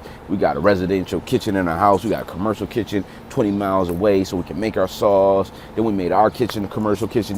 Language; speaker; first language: English; native; English